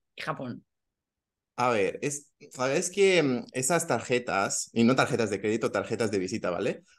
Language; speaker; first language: Spanish; non-native, fluent; Romanian